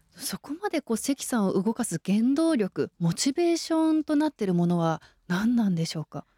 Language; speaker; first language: Japanese; native; Japanese